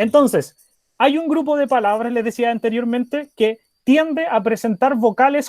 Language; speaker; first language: Spanish; native; Spanish